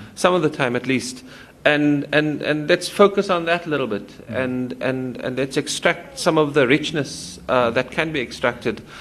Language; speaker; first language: English; native; English